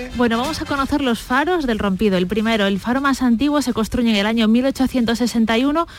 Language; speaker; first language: Spanish; native; Spanish